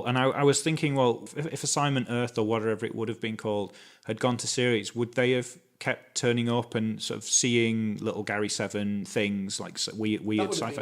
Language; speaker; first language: English; native; English